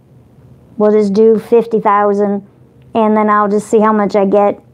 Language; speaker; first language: English; native; English